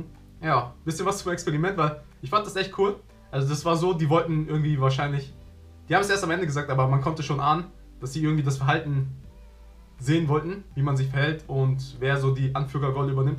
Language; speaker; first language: German; native; German